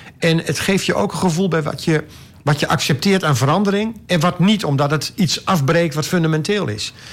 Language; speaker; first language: Dutch; native; Dutch